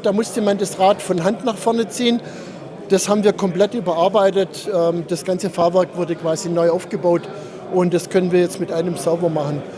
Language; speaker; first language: German; native; German